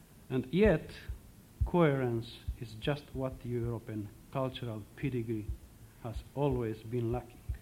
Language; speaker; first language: English; non-native, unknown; Romanian